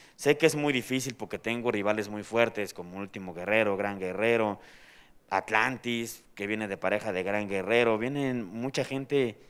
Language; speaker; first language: Spanish; native; Spanish